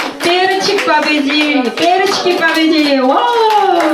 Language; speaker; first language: Russian; non-native, fluent; Korean